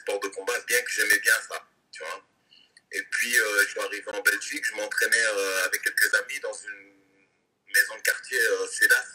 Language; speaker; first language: French; native; French